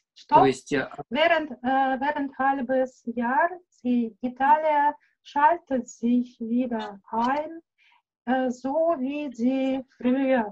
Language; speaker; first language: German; non-native, learner; Russian